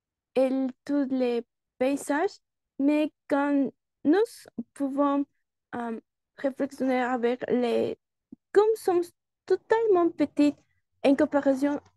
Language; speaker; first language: French; non-native, learner; Spanish